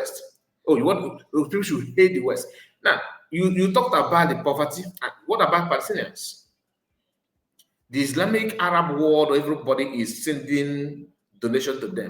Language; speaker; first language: English; non-native, local second language; Igbo